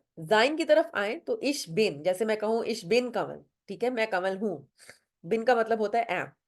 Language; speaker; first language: Urdu; non-native, local second language; Punjabi